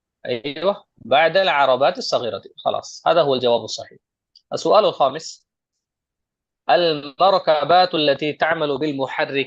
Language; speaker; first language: Arabic; non-native, fluent; Urdu